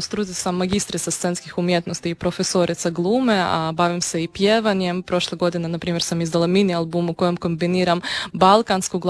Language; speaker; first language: Croatian; non-native, fluent; Ukrainian